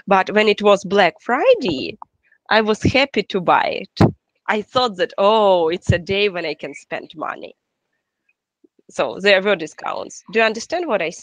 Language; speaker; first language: English; non-native, fluent; Russian